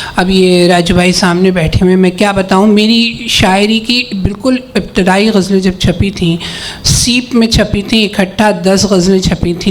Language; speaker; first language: Urdu; native; Urdu